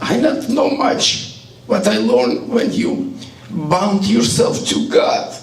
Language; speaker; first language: English; non-native, learner; Estonian